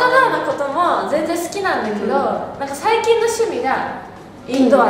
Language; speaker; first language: Japanese; native; Japanese